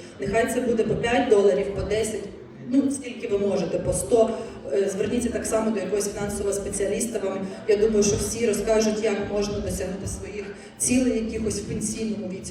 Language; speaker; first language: Ukrainian; non-native, local second language; Russian